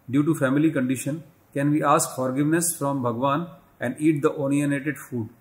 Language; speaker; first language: English; non-native, local second language; Hindi